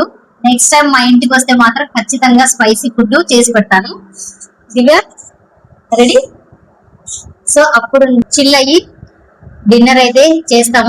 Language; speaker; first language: Telugu; native; Telugu